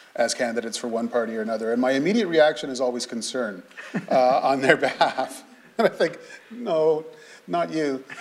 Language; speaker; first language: English; native; English